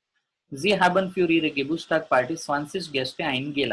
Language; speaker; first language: German; non-native, learner; Gujarati